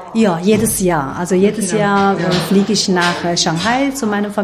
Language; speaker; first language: German; non-native, learner; Chinese